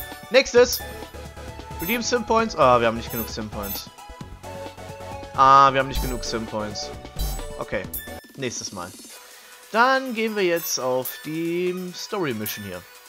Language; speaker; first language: German; native; German